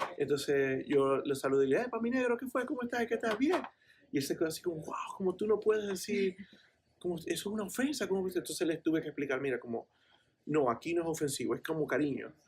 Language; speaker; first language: Spanish; native; Spanish